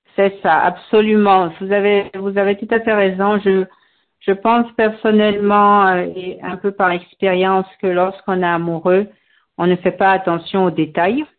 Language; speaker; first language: French; non-native, local second language; Bambara